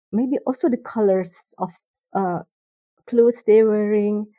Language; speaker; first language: English; non-native, learner; Indonesian